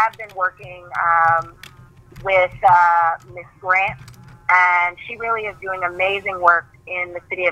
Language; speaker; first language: English; native; English